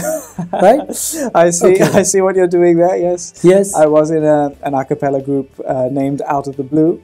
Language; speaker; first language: English; native; English